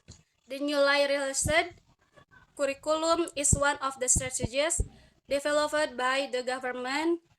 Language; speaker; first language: English; non-native, learner; Indonesian